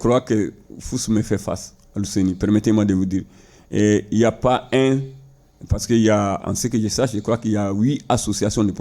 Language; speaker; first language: French; non-native, local second language; Bambara